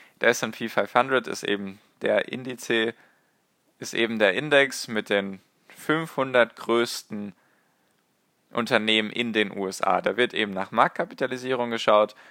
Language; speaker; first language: German; native; German